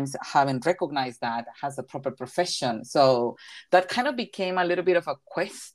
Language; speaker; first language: English; non-native, fluent; Spanish